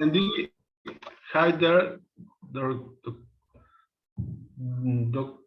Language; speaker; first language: English; non-native, learner; Spanish